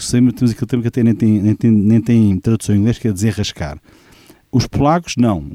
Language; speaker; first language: Portuguese; native; Portuguese